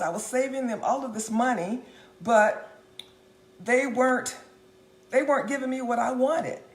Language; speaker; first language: English; native; English